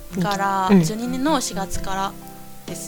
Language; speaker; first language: Japanese; non-native, fluent; Korean